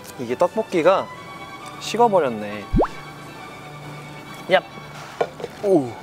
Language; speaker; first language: Korean; native; Korean